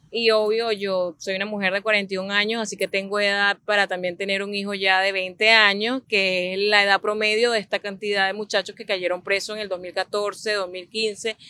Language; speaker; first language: Spanish; native; Spanish